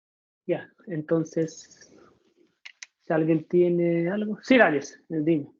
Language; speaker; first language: Spanish; non-native, fluent; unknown